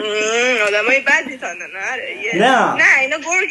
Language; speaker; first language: Persian; native; Persian